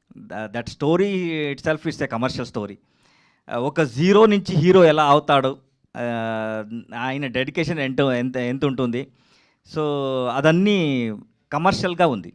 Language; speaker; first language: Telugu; non-native, learner; Kannada